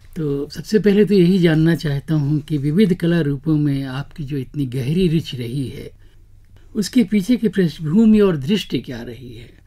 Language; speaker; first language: Hindi; native; Hindi